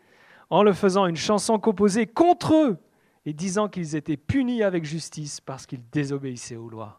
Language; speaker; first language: French; native; French